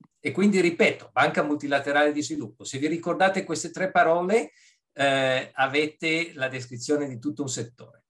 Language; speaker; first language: Italian; native; Italian